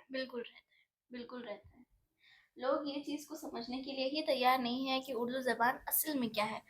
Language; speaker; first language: Hindi; native; Hindi